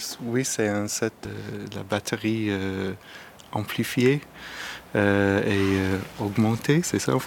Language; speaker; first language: French; non-native, learner; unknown